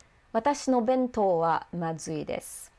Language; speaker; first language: Japanese; non-native, fluent; English